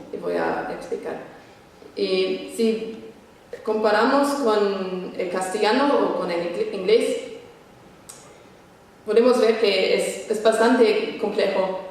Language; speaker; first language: Spanish; non-native, fluent; English